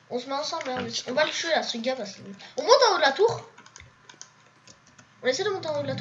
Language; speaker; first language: French; native; French